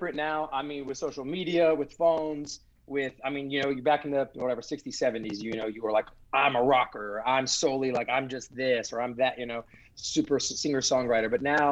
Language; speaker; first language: English; native; English